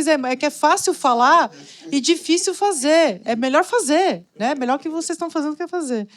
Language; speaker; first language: Portuguese; native; Portuguese